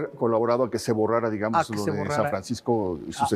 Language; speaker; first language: Spanish; native; Spanish